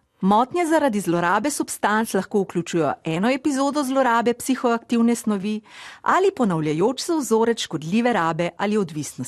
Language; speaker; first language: Slovenian; native; Slovenian